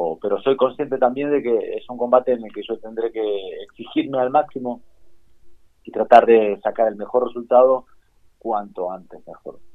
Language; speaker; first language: Spanish; native; Spanish